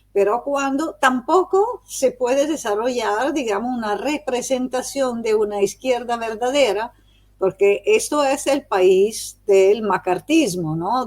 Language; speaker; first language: Spanish; non-native, fluent; Italian